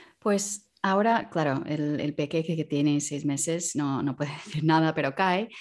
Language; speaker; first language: Spanish; non-native, fluent; English